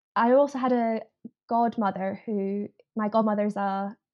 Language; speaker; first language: English; native; English